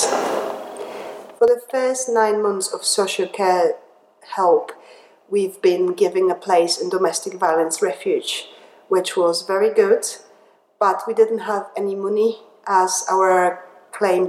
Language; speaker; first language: English; non-native, fluent; Polish